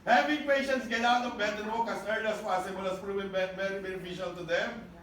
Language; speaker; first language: English; non-native, local second language; Filipino